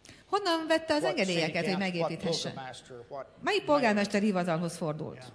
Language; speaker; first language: Hungarian; native; Hungarian